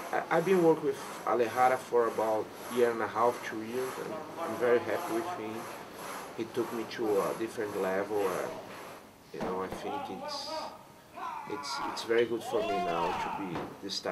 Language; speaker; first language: English; non-native, fluent; Portuguese